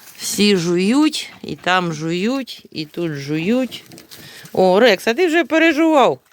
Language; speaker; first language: Ukrainian; native; Ukrainian